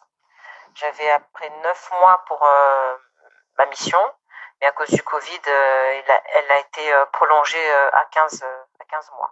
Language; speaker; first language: French; non-native, local second language; Comorian